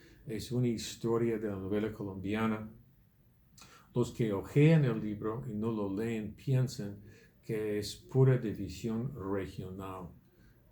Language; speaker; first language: Spanish; non-native, fluent; English